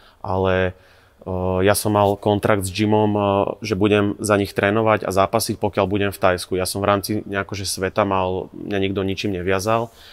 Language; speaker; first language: Slovak; native; Slovak